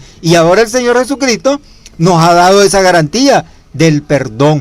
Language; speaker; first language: Spanish; native; Spanish